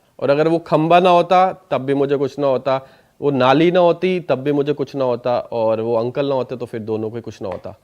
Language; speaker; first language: Hindi; non-native, local second language; Punjabi